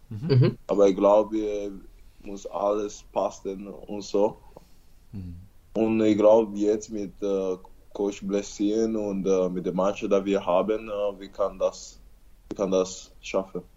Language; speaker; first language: German; non-native, learner; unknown